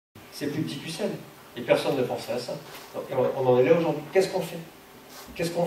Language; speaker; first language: French; native; French